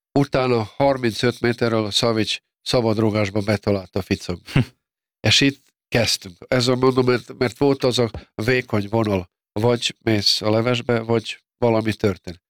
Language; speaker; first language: Hungarian; non-native, fluent; Serbian